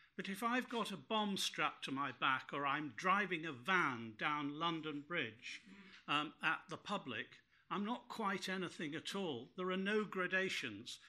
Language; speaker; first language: English; native; English